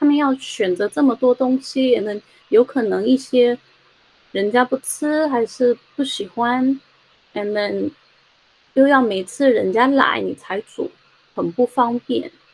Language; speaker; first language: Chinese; early bilingual, heritage; Chinese